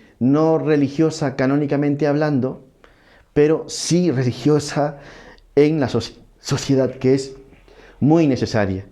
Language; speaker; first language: Spanish; native; Spanish